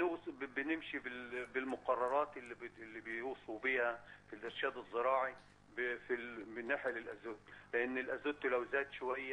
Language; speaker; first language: Arabic; native; Arabic